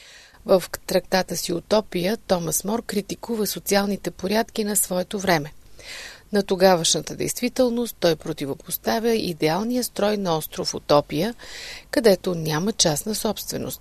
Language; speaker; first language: Bulgarian; native; Bulgarian